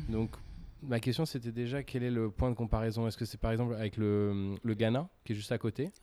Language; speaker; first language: French; native; French